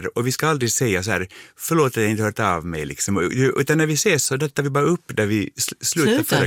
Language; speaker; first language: Swedish; native; Swedish